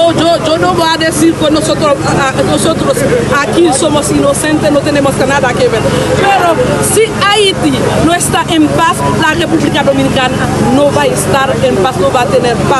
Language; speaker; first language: Spanish; non-native, fluent; Haitian Creole